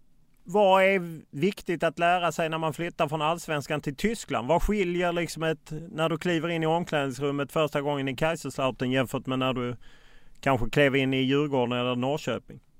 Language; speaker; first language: Swedish; native; Swedish